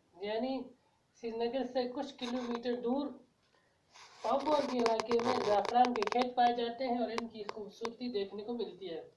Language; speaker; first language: Urdu; non-native, local second language; Kashmiri